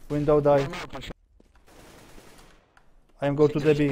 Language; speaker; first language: English; non-native, learner; Polish